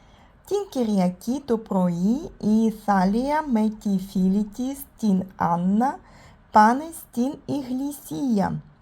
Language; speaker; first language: Greek; non-native, learner; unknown